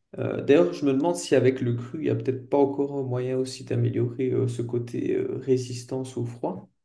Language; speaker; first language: French; native; French